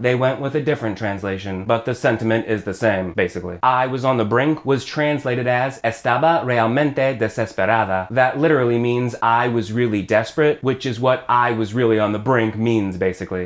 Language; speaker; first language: English; native; English